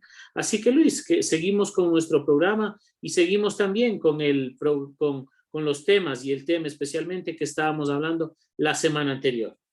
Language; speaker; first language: Spanish; native; Spanish